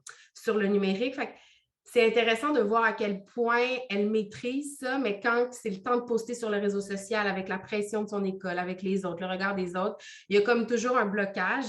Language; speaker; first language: French; native; French